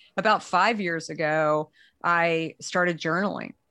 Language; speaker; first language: English; native; English